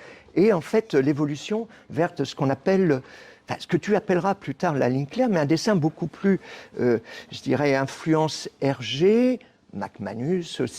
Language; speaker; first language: French; native; French